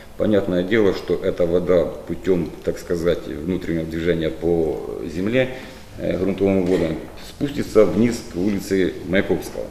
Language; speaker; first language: Russian; native; Russian